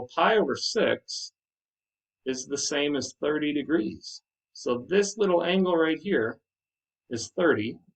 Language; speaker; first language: English; native; English